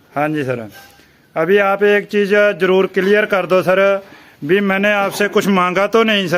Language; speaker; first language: Hindi; non-native, local second language; Punjabi